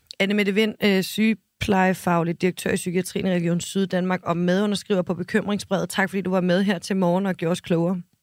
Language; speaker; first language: Danish; native; Danish